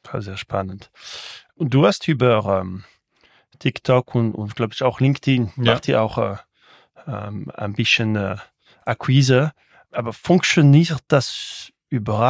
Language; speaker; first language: German; non-native, local second language; French